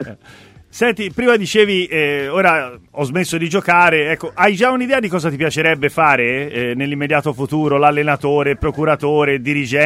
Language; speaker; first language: Italian; native; Italian